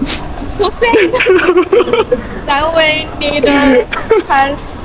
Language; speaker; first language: English; non-native, learner; Chinese